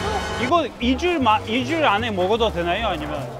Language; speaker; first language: Korean; non-native, fluent; Russian